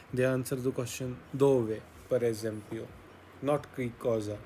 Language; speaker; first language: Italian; non-native, fluent; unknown